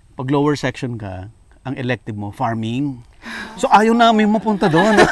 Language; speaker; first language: Filipino; native; Filipino